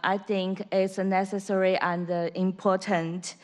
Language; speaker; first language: English; non-native, learner; Chinese